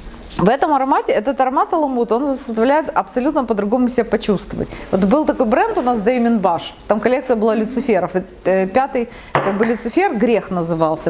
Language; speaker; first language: Russian; native; Russian